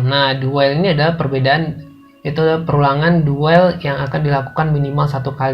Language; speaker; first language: Indonesian; native; Indonesian